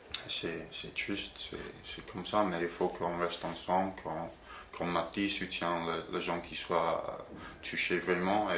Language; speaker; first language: French; non-native, fluent; English